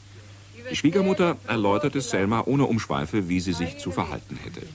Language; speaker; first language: German; native; German